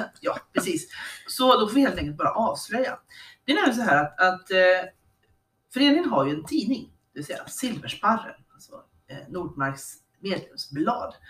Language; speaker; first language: Swedish; native; Swedish